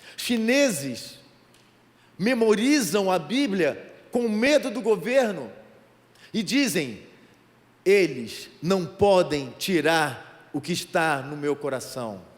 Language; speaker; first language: Portuguese; native; Portuguese